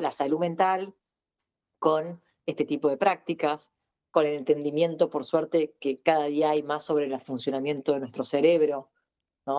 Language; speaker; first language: Spanish; native; Spanish